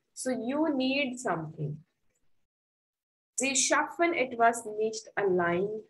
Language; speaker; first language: German; non-native, fluent; Hindi